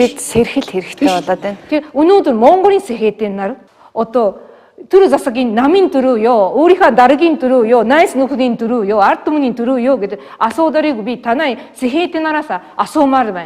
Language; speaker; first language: Mongolian; non-native, fluent; Japanese